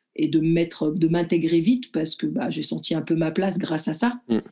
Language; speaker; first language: French; early bilingual, other home language; Arabic